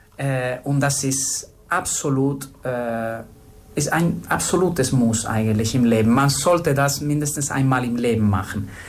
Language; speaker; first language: German; non-native, fluent; Spanish